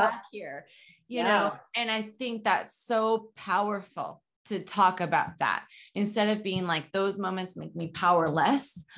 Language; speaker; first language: English; native; English